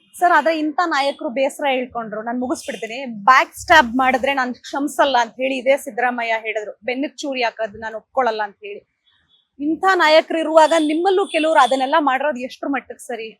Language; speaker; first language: Kannada; native; Kannada